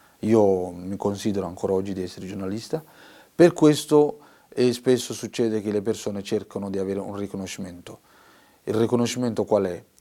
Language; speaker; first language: Italian; non-native, fluent; Somali